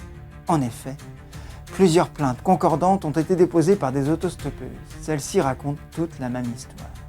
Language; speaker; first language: French; native; French